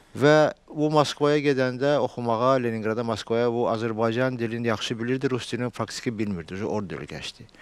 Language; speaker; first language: Azerbaijani; native; Azerbaijani